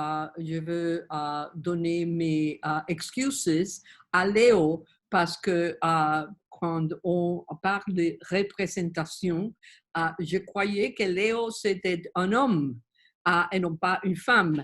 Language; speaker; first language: French; non-native, learner; Spanish